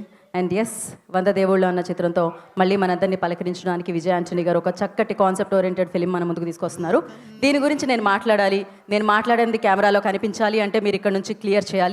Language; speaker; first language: Telugu; native; Telugu